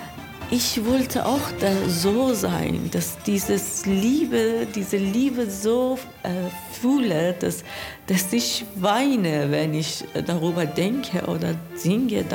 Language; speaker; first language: German; non-native, learner; Persian